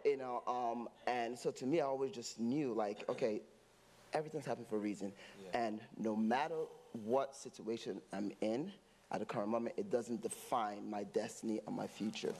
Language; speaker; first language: English; non-native, local second language; Igbo